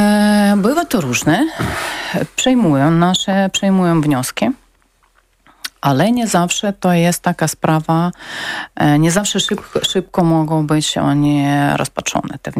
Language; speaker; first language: Polish; non-native, learner; Ukrainian